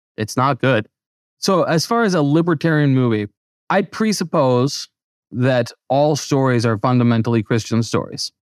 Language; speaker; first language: English; native; English